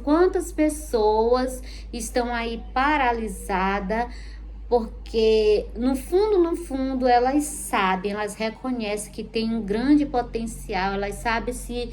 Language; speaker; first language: Portuguese; native; Portuguese